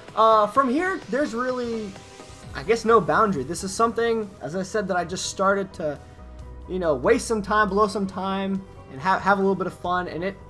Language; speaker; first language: English; native; English